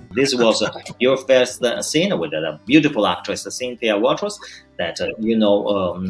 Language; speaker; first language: English; non-native, fluent; Italian